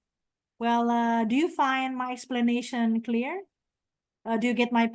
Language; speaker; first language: English; non-native, fluent; Indonesian